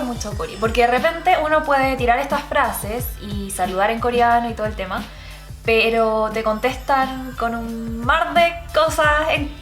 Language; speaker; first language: Spanish; early bilingual, other home language; Korean